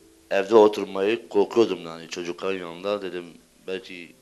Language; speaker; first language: Turkish; early bilingual, heritage; Turkish